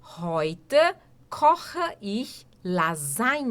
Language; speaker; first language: German; non-native, fluent; Portuguese